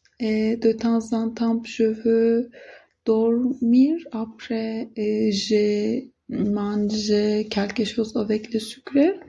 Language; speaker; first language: French; non-native, learner; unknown